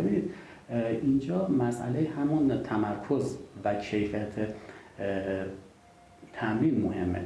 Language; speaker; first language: Persian; native; Persian